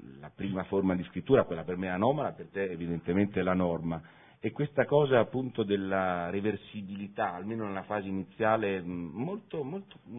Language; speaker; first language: Italian; native; Italian